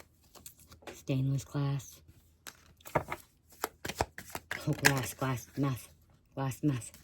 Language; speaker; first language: English; native; English